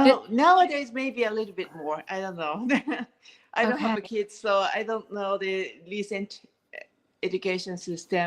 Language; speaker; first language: English; non-native, learner; Japanese